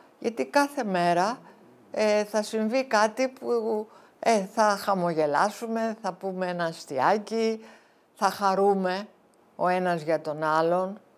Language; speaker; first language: Greek; early bilingual, heritage; Greek